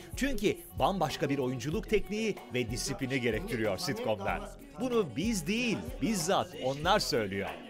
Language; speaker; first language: Turkish; native; Turkish